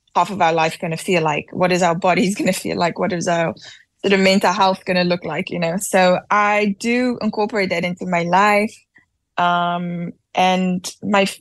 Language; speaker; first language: English; native; English